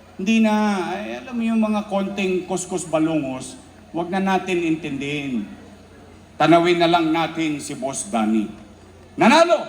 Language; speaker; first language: Filipino; native; Filipino